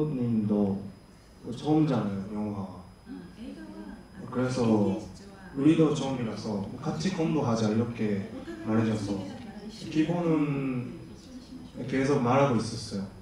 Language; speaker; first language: Korean; non-native, learner; Japanese